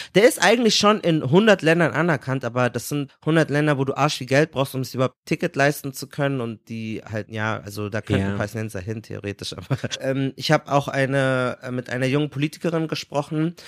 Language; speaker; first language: German; native; German